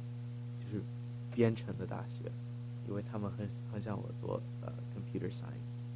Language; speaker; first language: Chinese; early bilingual, heritage; Chinese